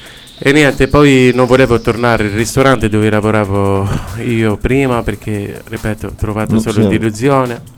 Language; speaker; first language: Italian; non-native, learner; Arabic